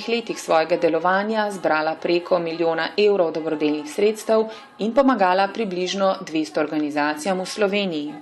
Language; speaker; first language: Slovenian; native; Slovenian